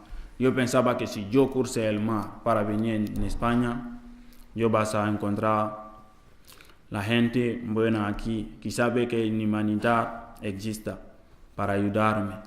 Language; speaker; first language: Spanish; non-native, learner; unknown